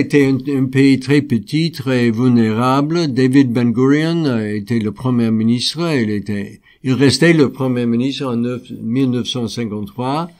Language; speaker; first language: French; non-native, fluent; English